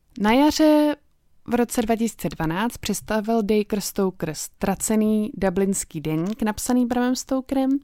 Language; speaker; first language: Czech; native; Czech